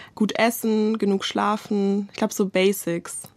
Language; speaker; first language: German; native; German